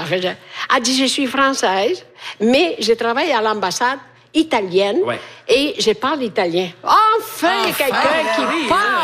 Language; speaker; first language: French; native; French